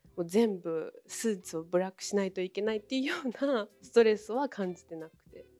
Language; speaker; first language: Japanese; non-native, fluent; Chinese